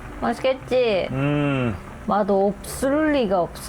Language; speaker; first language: Korean; non-native, learner; Japanese